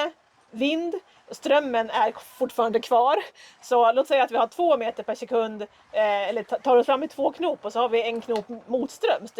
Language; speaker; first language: Swedish; native; Swedish